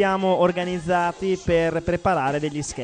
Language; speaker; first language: Italian; native; Italian